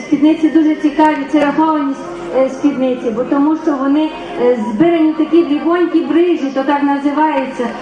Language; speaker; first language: Ukrainian; native; Ukrainian